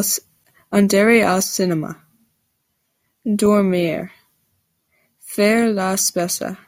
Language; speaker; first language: Italian; non-native, learner; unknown